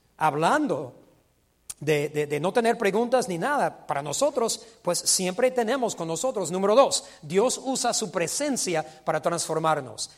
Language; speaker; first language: Spanish; non-native, fluent; English